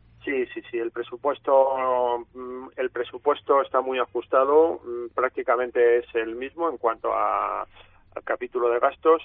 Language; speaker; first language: Spanish; native; Spanish